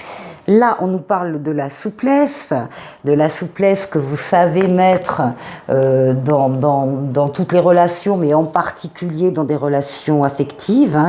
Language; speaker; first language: French; native; French